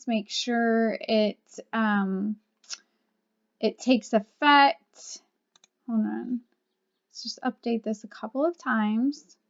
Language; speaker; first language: English; native; English